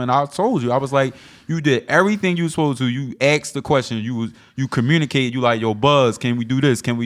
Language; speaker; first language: English; native; English